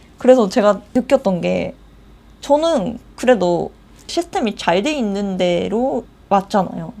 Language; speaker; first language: Korean; non-native, fluent; Japanese